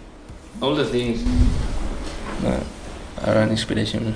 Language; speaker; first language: English; non-native, learner; Spanish